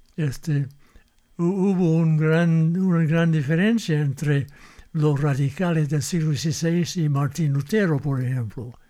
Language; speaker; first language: Spanish; non-native, fluent; English